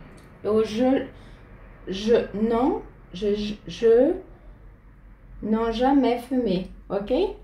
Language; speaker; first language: French; non-native, fluent; Portuguese